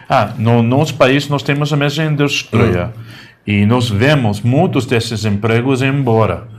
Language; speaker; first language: Portuguese; non-native, learner; English